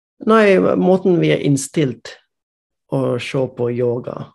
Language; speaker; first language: Norwegian; non-native, fluent; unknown